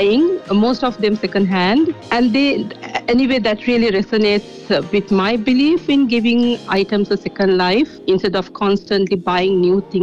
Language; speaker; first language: English; non-native, local second language; Sinhala